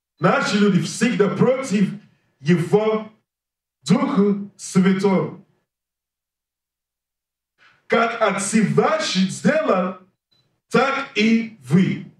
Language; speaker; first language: Russian; non-native, learner; English